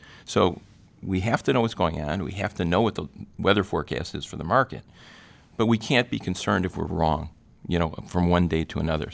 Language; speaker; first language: English; native; English